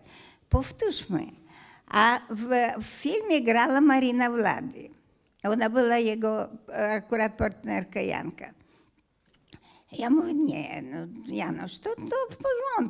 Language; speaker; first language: Polish; non-native, fluent; Hungarian